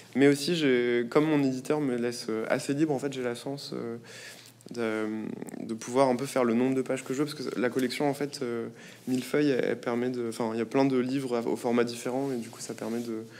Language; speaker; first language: French; native; French